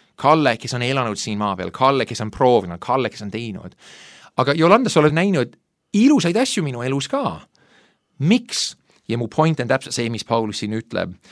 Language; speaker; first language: Estonian; non-native, fluent; English